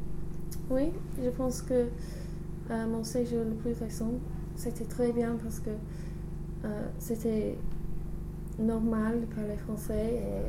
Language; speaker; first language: French; non-native, learner; English